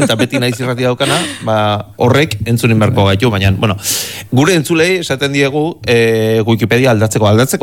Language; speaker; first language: Basque; native; Basque